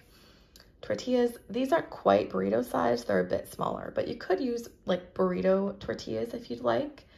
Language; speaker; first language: English; native; English